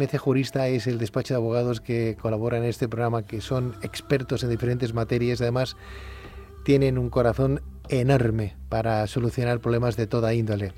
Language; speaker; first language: Spanish; native; Spanish